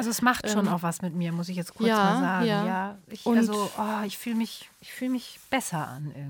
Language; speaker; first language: German; native; German